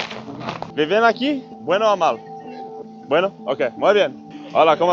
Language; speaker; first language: Spanish; non-native, learner; English